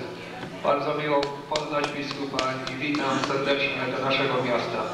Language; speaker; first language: Polish; early bilingual, heritage; English